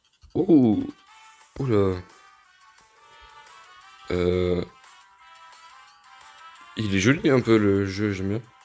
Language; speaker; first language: French; native; French